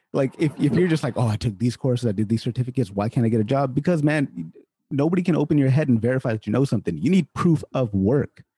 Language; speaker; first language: English; early bilingual, other home language; Hindi